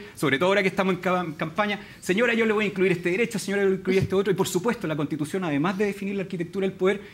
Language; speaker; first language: Spanish; native; Spanish